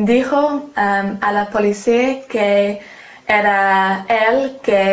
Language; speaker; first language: Spanish; non-native, learner; English